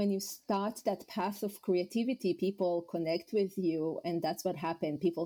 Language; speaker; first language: English; non-native, fluent; Hebrew